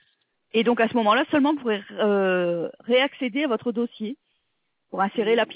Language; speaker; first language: French; native; French